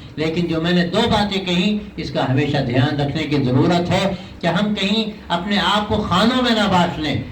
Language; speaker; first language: Urdu; native; Urdu